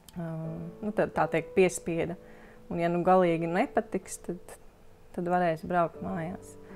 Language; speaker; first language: Latvian; native; Latvian